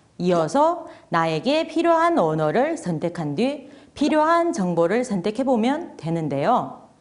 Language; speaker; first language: Korean; non-native, fluent; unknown